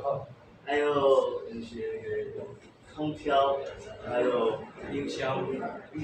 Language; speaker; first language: Chinese; non-native, fluent; Bangla